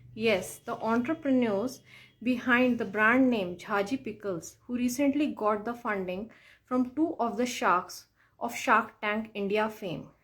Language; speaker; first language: English; non-native, local second language; Hindi